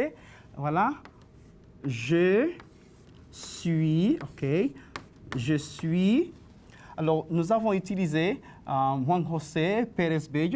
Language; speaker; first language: French; non-native, fluent; Spanish